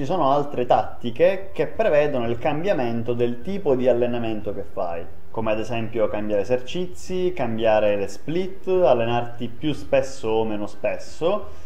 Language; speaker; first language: Italian; native; Italian